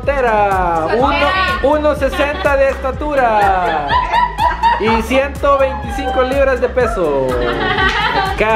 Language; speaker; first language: Spanish; native; Spanish